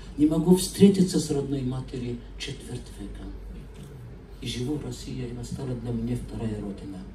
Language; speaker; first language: Russian; non-native, fluent; Arabic